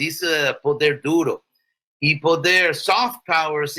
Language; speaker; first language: Portuguese; non-native, fluent; English